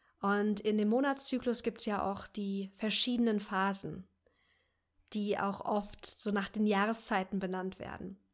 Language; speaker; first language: German; native; German